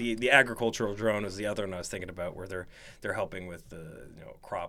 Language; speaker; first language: English; native; English